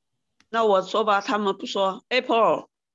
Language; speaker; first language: Chinese; native; Chinese